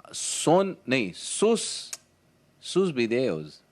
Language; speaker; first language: Spanish; non-native, learner; Hindi